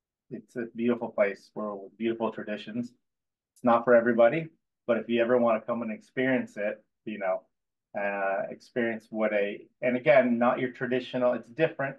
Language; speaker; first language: English; native; English